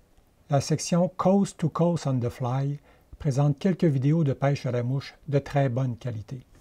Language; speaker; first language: French; native; French